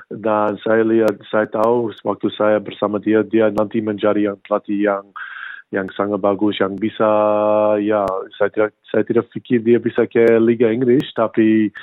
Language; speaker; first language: Indonesian; early bilingual, heritage; English